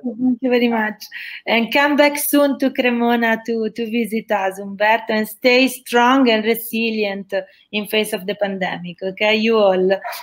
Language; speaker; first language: English; non-native, fluent; Italian